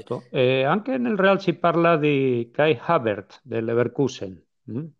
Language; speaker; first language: Italian; non-native, fluent; Spanish